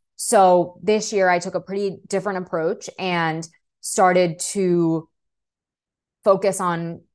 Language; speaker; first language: English; early bilingual, other home language; Russian